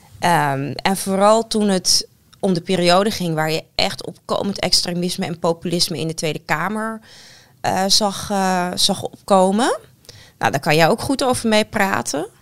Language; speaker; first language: Dutch; native; Dutch